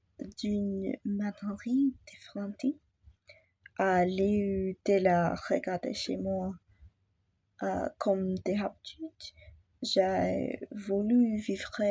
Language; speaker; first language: French; non-native, learner; English